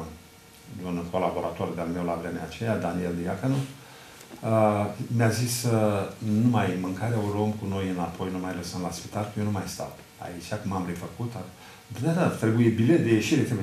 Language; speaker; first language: Romanian; native; Romanian